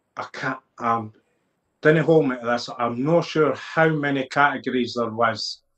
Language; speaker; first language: English; native; English